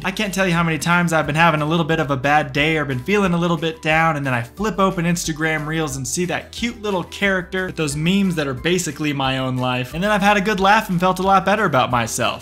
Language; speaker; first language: English; native; English